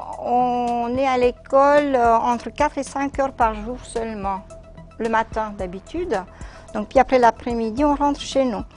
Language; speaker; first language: French; non-native, fluent; Romanian